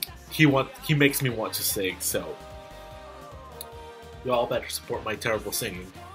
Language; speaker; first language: English; early bilingual, other home language; Spanish